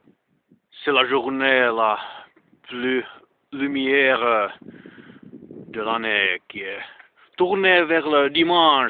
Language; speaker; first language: French; non-native, learner; Finnish